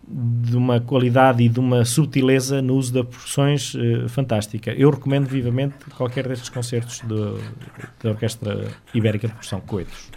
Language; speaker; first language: Portuguese; native; Portuguese